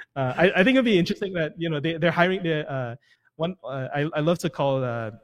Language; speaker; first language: English; native; English